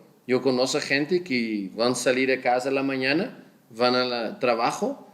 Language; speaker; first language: Spanish; non-native, fluent; Portuguese